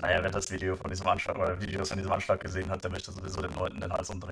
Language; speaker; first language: German; native; German